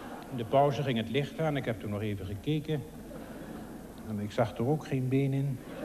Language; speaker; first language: Dutch; native; Dutch